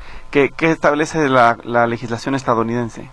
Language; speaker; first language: Spanish; native; Spanish